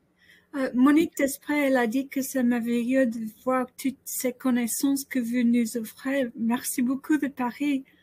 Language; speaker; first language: French; non-native, learner; English